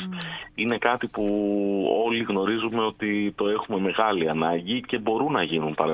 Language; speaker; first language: Greek; native; Greek